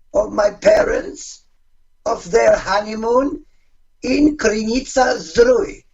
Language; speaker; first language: Polish; non-native, fluent; Hebrew